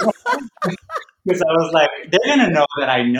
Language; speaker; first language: English; non-native, fluent; Spanish